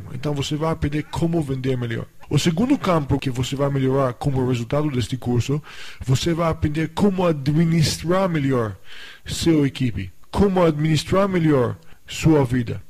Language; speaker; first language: Portuguese; non-native, fluent; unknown